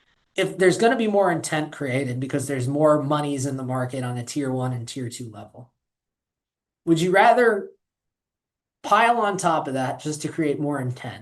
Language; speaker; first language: English; native; English